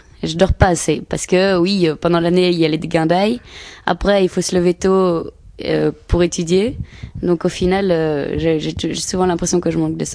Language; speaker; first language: French; native; French